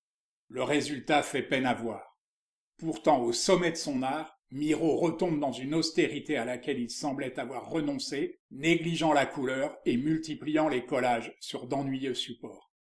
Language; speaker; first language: French; native; French